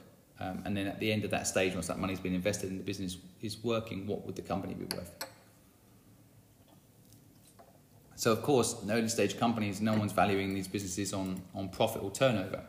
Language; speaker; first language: English; native; English